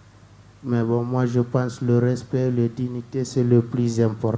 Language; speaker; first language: French; non-native, learner; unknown